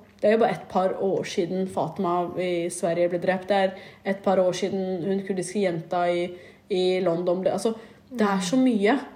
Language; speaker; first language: Norwegian; early bilingual, other home language; Kurdish